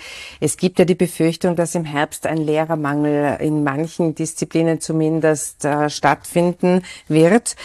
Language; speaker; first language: German; native; German